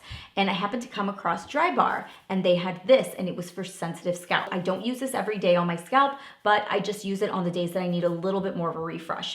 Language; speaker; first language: English; native; English